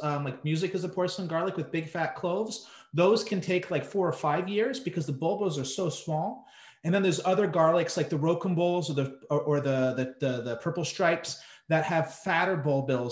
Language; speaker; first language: English; native; English